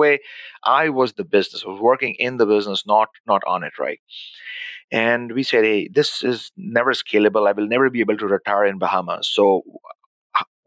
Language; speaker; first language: English; non-native, local second language; Urdu